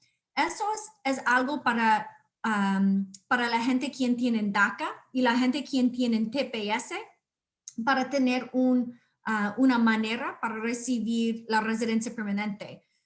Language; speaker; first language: Spanish; non-native, fluent; English